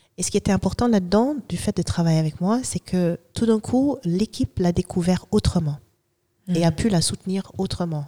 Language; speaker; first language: French; non-native, fluent; English